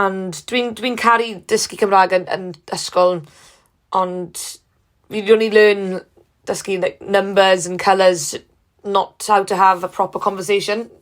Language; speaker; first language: Welsh; non-native, learner; English